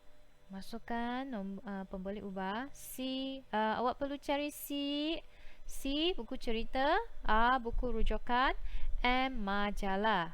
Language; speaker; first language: Malay; native; Malay